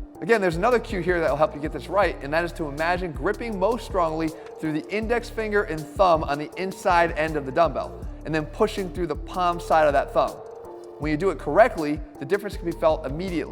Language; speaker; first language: English; native; English